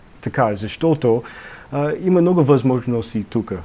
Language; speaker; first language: Bulgarian; non-native, learner; English